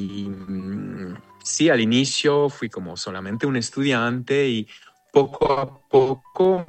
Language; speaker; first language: Spanish; non-native, fluent; Hebrew